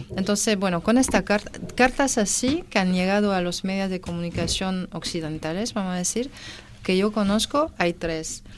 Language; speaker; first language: Spanish; non-native, fluent; French